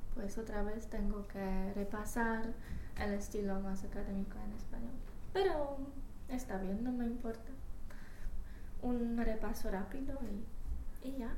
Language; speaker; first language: Spanish; non-native, fluent; English